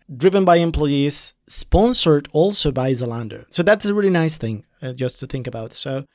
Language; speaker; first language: English; non-native, fluent; Spanish